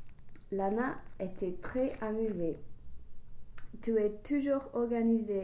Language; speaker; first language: French; non-native, learner; English